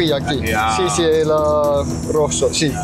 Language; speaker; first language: Spanish; non-native, learner; Georgian